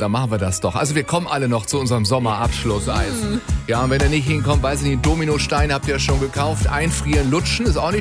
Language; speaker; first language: German; native; German